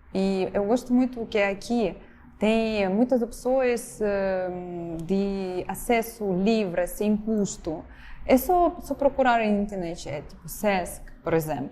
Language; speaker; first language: Portuguese; non-native, fluent; Ukrainian